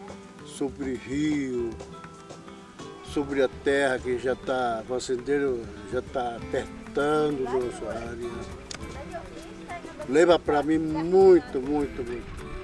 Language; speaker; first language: Portuguese; non-native, local second language; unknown